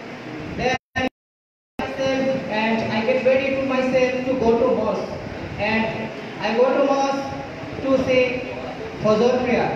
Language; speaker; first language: English; non-native, learner; Bangla